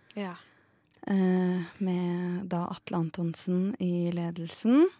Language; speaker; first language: Norwegian; native; Norwegian